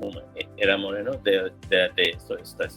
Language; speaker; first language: Spanish; non-native, learner; English